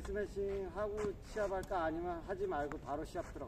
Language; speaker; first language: Korean; native; Korean